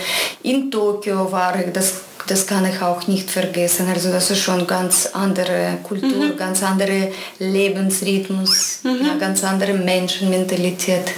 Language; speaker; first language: German; non-native, fluent; Russian